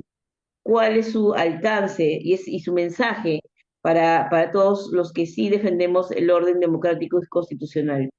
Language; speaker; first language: Spanish; native; Spanish